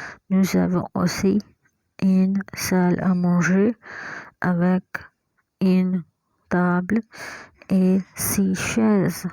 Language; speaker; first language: French; non-native, fluent; Hindi